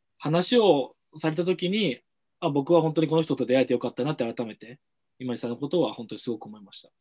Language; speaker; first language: Japanese; native; Japanese